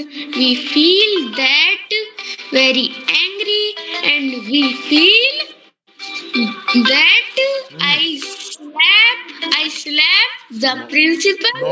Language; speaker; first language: English; non-native, learner; Hindi